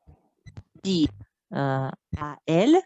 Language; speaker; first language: French; non-native, learner; Russian